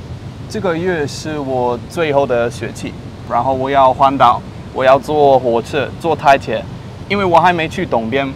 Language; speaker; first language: Chinese; non-native, fluent; English